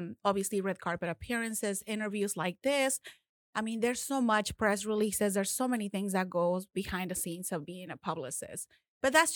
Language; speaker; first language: English; non-native, fluent; Spanish